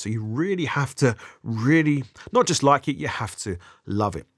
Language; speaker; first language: English; native; English